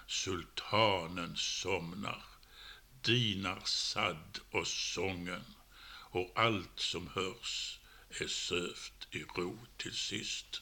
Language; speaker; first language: Swedish; native; Swedish